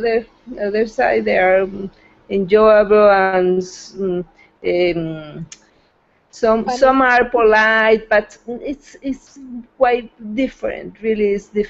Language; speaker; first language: English; non-native, fluent; Spanish